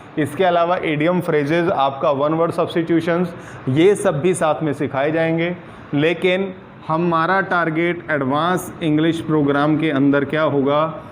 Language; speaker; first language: Hindi; non-native, local second language; Punjabi